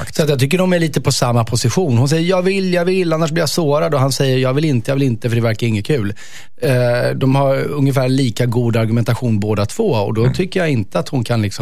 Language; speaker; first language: Swedish; native; Swedish